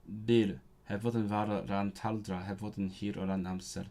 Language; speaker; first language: Welsh; non-native, learner; Cantonese